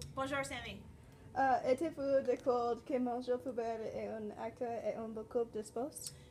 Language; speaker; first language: French; non-native, learner; English